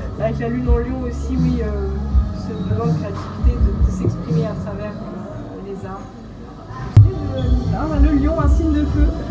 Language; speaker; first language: French; native; French